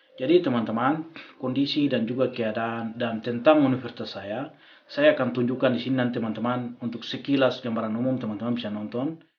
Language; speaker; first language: Indonesian; native; Indonesian